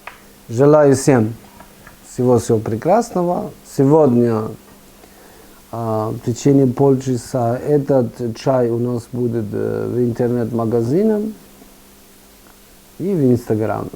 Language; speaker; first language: Russian; non-native, fluent; Persian